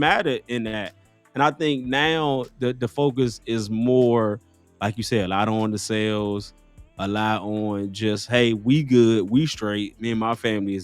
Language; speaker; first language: English; native; English